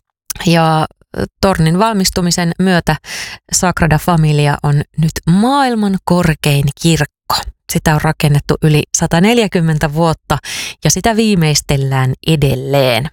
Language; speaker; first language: Finnish; native; Finnish